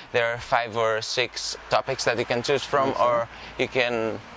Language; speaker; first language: English; non-native, fluent; Greek